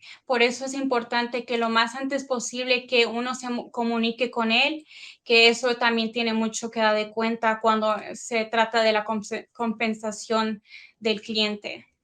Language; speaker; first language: Spanish; early bilingual, heritage; Spanish